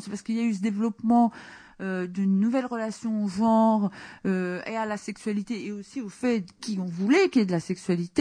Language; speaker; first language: French; native; French